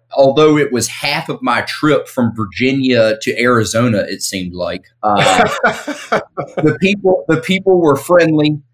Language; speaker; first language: English; native; English